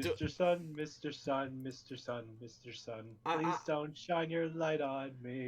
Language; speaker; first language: English; native; English